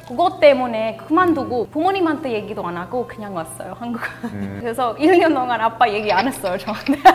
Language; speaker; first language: Korean; non-native, learner; English